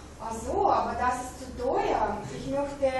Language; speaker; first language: German; non-native, learner; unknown